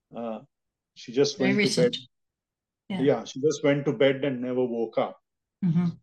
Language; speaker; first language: English; non-native, local second language; Telugu